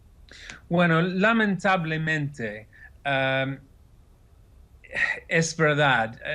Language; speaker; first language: Spanish; non-native, fluent; English